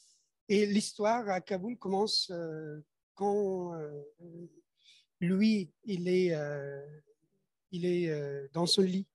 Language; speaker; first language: French; non-native, fluent; Persian